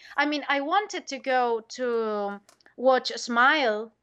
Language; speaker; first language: English; non-native, fluent; Spanish